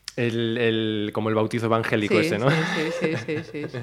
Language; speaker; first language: Spanish; native; Spanish